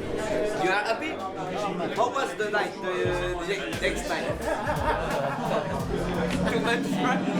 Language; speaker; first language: English; non-native, learner; French